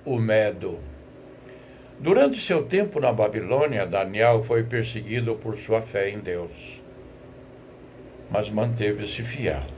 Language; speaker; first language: Portuguese; native; Portuguese